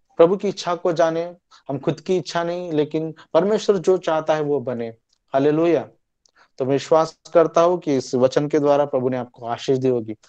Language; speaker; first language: Hindi; non-native, local second language; Marathi